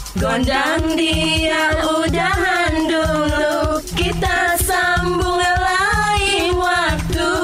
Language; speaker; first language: Indonesian; native; Indonesian